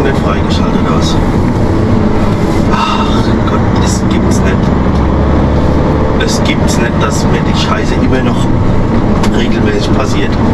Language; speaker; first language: German; native; German